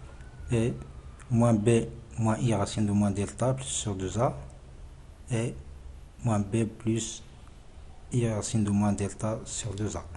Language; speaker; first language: French; non-native, local second language; Arabic